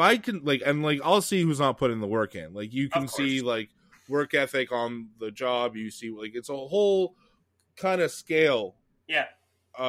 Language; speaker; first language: English; native; English